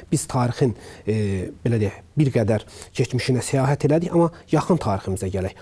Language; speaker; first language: Azerbaijani; native; Azerbaijani